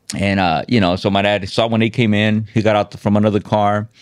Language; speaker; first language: English; native; English